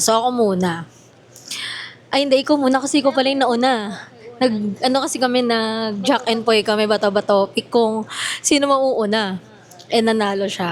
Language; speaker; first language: Filipino; native; Filipino